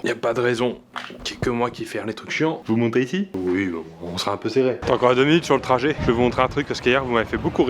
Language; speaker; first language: French; native; French